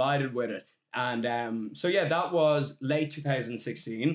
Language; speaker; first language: English; native; English